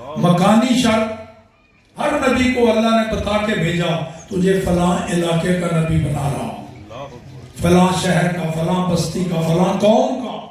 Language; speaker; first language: Urdu; non-native, local second language; Punjabi